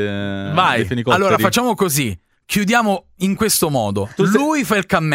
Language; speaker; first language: Italian; native; Italian